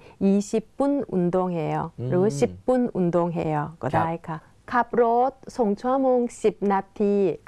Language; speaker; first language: Thai; non-native, fluent; Korean